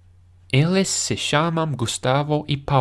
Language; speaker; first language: Portuguese; non-native, learner; English